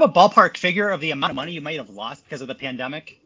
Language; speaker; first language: English; native; English